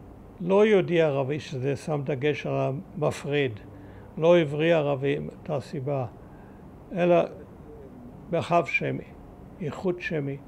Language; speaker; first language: Hebrew; early bilingual, other home language; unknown